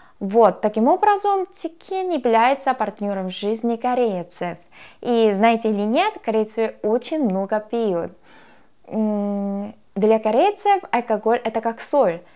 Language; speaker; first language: Russian; non-native, fluent; Korean